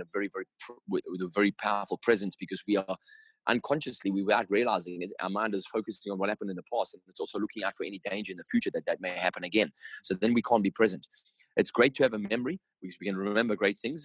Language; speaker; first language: English; native; English